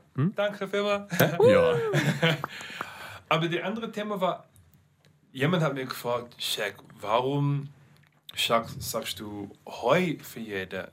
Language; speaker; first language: German; non-native, learner; English